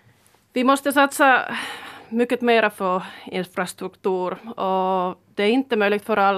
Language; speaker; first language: Swedish; non-native, fluent; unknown